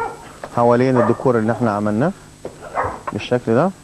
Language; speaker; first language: Arabic; native; Arabic